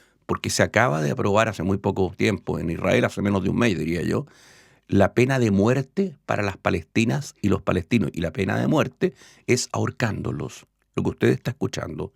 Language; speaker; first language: Spanish; native; Spanish